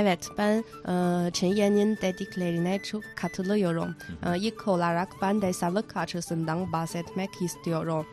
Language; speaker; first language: Turkish; non-native, fluent; Chinese